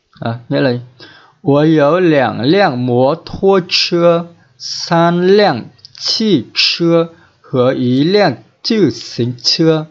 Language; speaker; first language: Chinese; non-native, fluent; Vietnamese